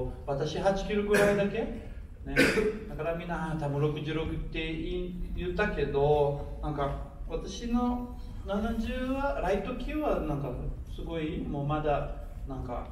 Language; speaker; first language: Japanese; non-native, learner; Portuguese